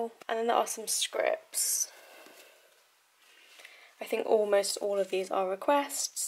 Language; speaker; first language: English; native; English